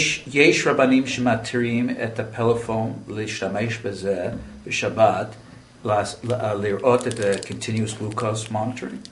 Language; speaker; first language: Hebrew; non-native, fluent; English